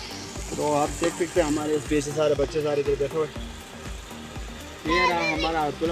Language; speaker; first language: Hindi; non-native, local second language; Balti